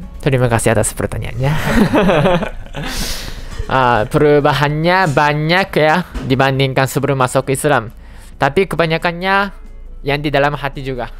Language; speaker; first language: Indonesian; non-native, fluent; Japanese